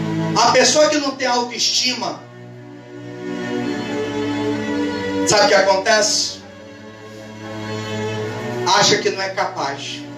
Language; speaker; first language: Portuguese; native; Portuguese